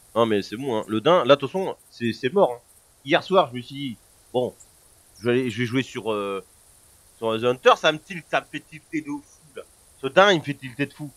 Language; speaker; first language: French; native; French